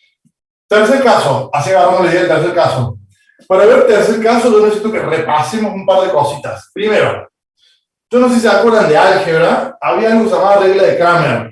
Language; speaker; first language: Spanish; native; Spanish